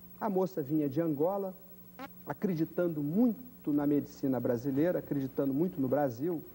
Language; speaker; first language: Portuguese; native; Portuguese